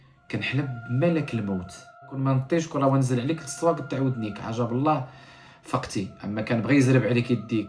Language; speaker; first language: Arabic; native; Arabic